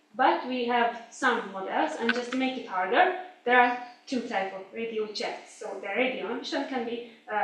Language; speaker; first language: English; non-native, fluent; Hungarian